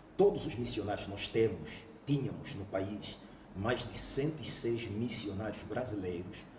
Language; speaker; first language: Portuguese; native; Portuguese